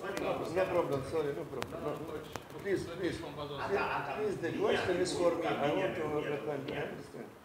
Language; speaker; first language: English; non-native, learner; French